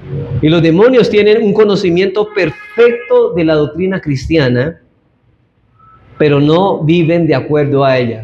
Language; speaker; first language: Spanish; native; Spanish